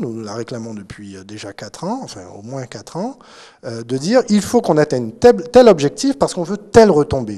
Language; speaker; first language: French; native; French